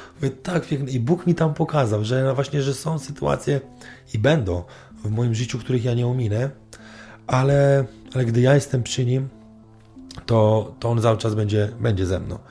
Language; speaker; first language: Polish; native; Polish